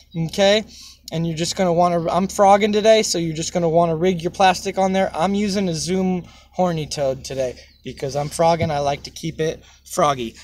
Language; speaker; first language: English; native; English